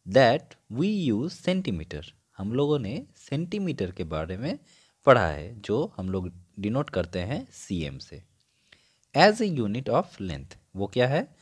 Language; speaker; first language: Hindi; non-native, local second language; Bangla